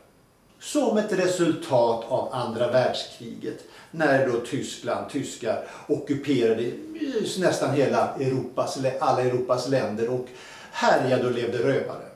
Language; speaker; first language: Swedish; native; Swedish